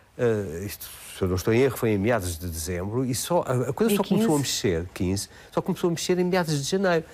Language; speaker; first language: Portuguese; native; Portuguese